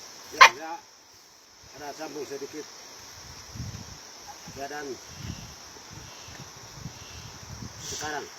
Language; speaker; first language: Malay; non-native, local second language; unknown